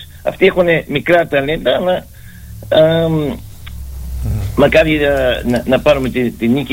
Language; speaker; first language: Greek; early bilingual, heritage; Greek